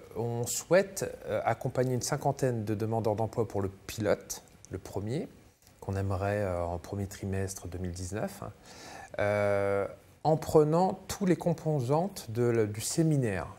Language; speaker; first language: French; native; French